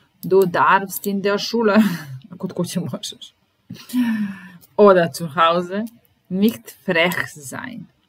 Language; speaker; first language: German; non-native, fluent; Serbian